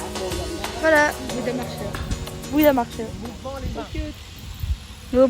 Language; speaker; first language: French; native; French